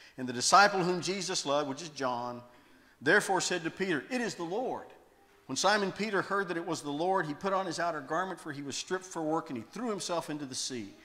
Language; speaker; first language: English; native; English